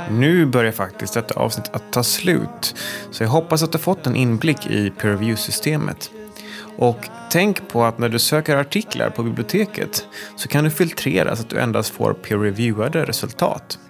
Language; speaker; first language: Swedish; native; Swedish